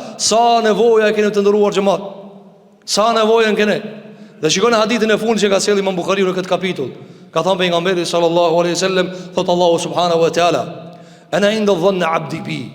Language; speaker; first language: Albanian; native; Albanian